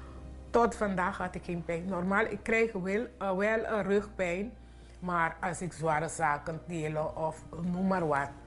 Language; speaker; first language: Dutch; non-native, local second language; Papiamento